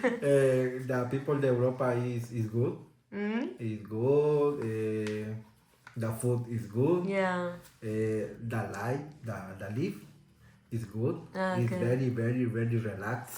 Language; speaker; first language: English; non-native, learner; Spanish